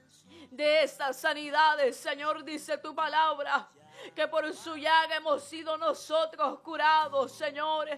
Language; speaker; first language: Spanish; native; Spanish